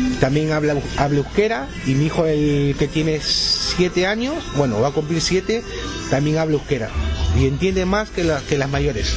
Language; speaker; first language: Spanish; native; Spanish